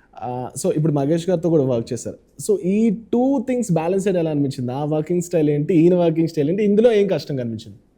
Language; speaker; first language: Telugu; native; Telugu